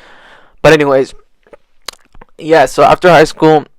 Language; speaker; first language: English; native; English